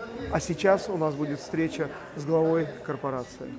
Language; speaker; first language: Russian; native; Russian